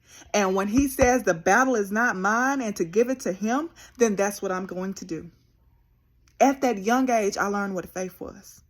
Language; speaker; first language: English; native; English